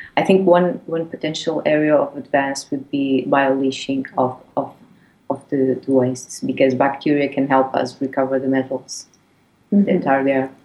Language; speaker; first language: English; non-native, fluent; Portuguese